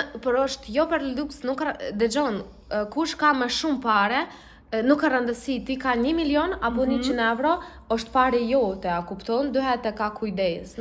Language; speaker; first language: Albanian; non-native, learner; Russian